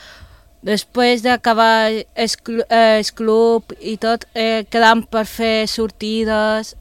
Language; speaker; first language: Catalan; non-native, local second language; Spanish